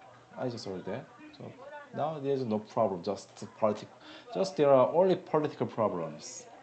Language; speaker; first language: English; non-native, learner; Korean